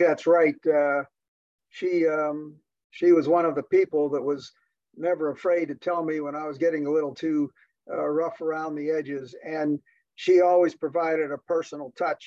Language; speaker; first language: English; native; English